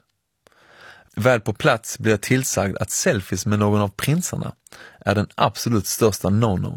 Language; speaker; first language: Swedish; early bilingual, other home language; Persian